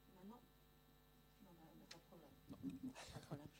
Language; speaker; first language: French; non-native, fluent; Spanish